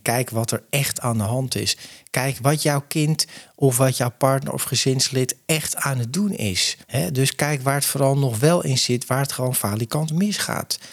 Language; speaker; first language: Dutch; native; Dutch